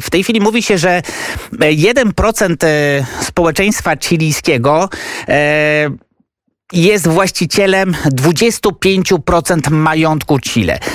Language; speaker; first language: Polish; native; Polish